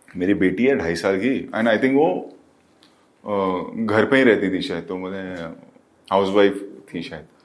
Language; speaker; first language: Hindi; native; Hindi